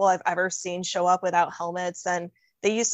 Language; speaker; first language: English; native; English